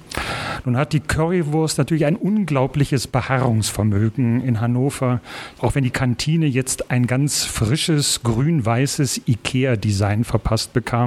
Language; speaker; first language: German; native; German